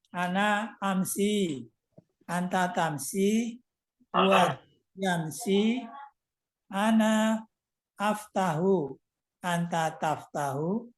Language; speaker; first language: Arabic; non-native, learner; Indonesian